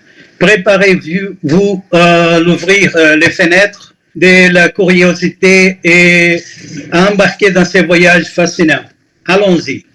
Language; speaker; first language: French; non-native, fluent; Portuguese